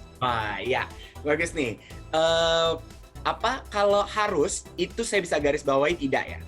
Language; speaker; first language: Indonesian; native; Indonesian